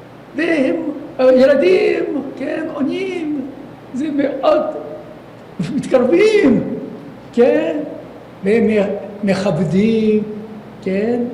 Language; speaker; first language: Hebrew; non-native, learner; Japanese